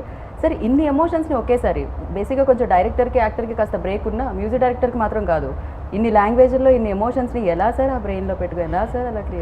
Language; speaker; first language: Telugu; native; Telugu